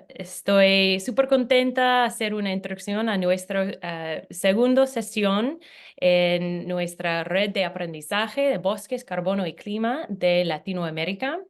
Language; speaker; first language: Spanish; non-native, fluent; English